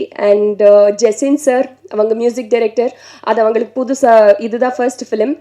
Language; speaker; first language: Tamil; non-native, learner; Telugu